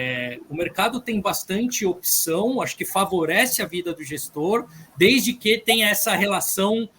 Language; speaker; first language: Portuguese; native; Portuguese